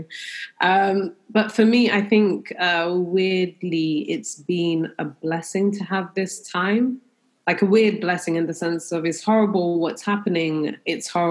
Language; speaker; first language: English; native; English